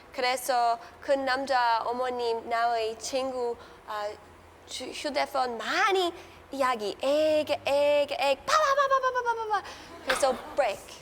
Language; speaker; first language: Korean; non-native, learner; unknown